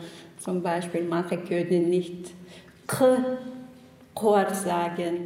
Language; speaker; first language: German; non-native, learner; Chechen